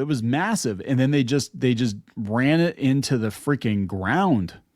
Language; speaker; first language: English; native; English